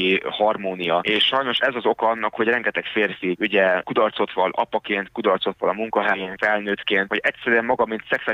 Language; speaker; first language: Hungarian; native; Hungarian